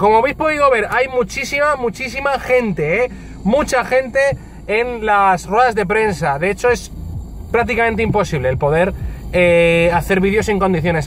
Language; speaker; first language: Spanish; native; Spanish